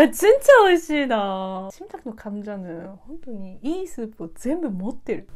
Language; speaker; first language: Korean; non-native, learner; Japanese